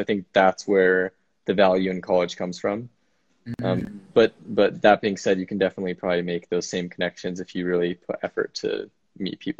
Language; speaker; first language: English; native; English